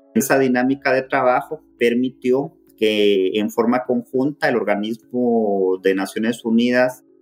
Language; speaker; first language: Spanish; native; Spanish